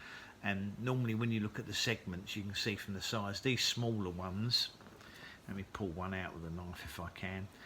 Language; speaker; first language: English; native; English